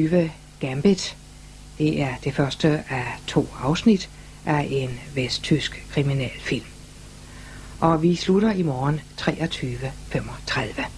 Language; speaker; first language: Danish; native; Danish